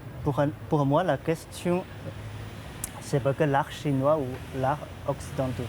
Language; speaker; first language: French; non-native, fluent; Chinese